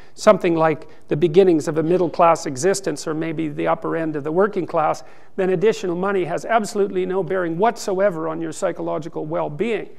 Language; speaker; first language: English; native; English